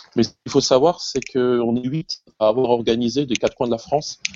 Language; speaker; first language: French; native; French